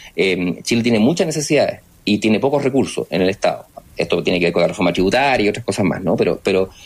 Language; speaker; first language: Spanish; native; Spanish